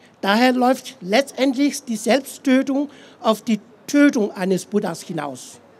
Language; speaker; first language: German; non-native, fluent; Tibetan